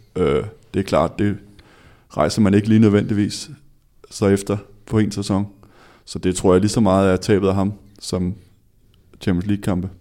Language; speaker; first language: Danish; native; Danish